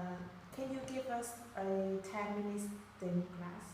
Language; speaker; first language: English; non-native, learner; Vietnamese